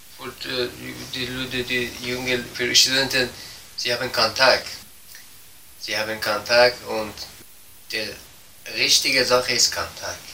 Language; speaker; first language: German; non-native, learner; Persian